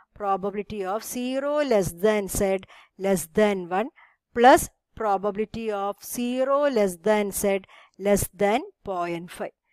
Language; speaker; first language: English; non-native, local second language; Malayalam